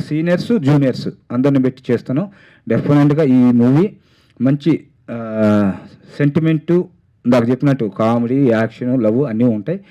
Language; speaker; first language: Telugu; native; Telugu